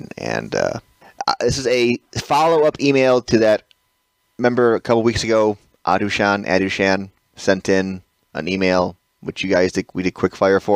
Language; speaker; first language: English; native; English